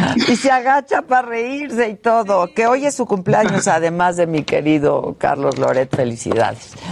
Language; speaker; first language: Spanish; native; Spanish